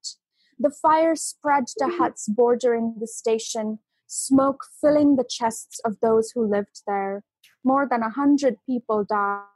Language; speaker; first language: English; non-native, local second language; Bangla